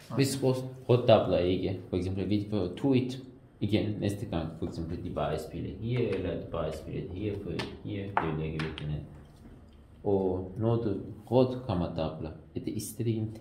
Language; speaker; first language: Danish; non-native, learner; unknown